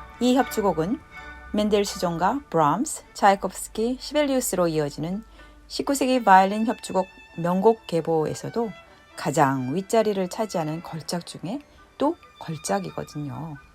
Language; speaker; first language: Korean; native; Korean